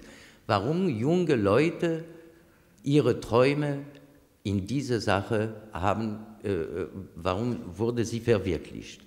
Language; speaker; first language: German; non-native, fluent; French